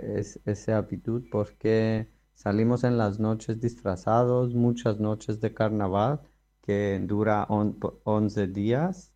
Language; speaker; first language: Spanish; non-native, fluent; Greek